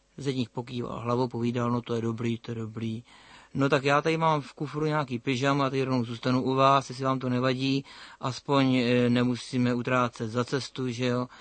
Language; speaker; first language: Czech; native; Czech